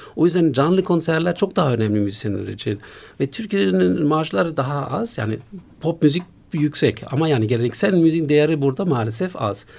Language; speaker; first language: Turkish; non-native, fluent; German